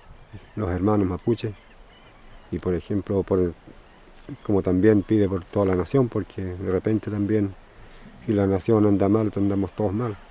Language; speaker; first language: Spanish; non-native, local second language; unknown